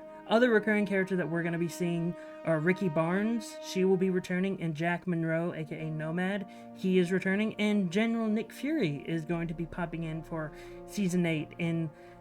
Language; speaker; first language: English; native; English